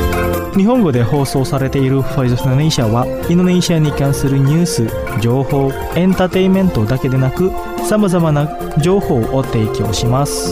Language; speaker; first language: Japanese; non-native, fluent; Indonesian